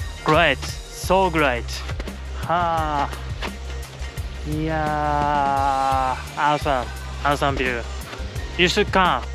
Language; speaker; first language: English; non-native, learner; Japanese